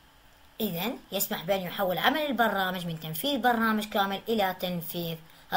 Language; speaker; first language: Arabic; native; Arabic